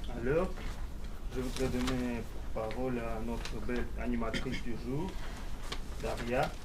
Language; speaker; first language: French; non-native, fluent; Russian